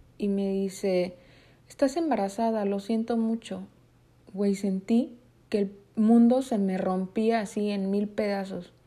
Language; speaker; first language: Spanish; native; Spanish